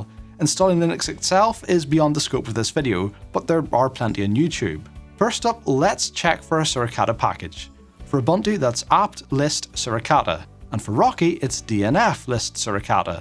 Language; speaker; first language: English; native; English